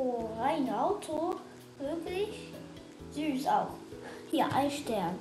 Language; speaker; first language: German; non-native, learner; Portuguese